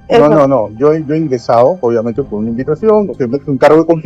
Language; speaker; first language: Spanish; native; Spanish